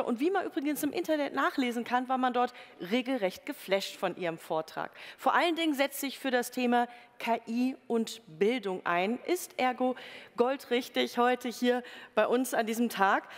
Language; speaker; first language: German; native; German